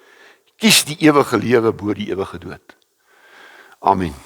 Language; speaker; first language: Afrikaans; native; Afrikaans